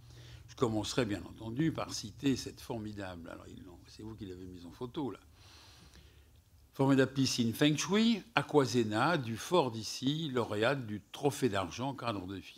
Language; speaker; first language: French; native; French